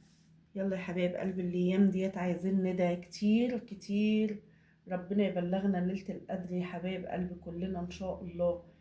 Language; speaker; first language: Arabic; native; Arabic